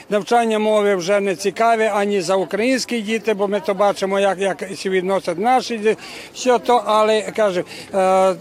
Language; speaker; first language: Ukrainian; early bilingual, heritage; Ukrainian